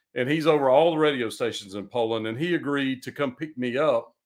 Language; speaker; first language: English; native; English